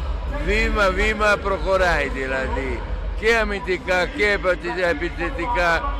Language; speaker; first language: Greek; non-native, fluent; Serbian